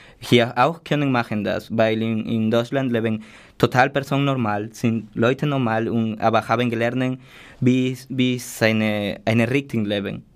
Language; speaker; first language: German; non-native, learner; Spanish